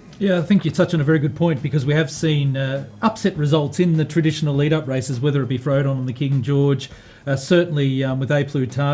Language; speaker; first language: English; native; English